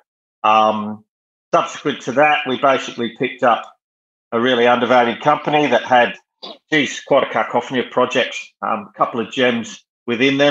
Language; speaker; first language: English; native; English